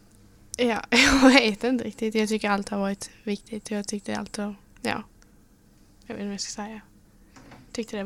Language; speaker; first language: Swedish; native; Swedish